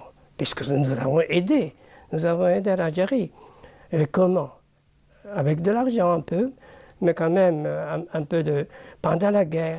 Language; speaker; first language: French; non-native, fluent; Japanese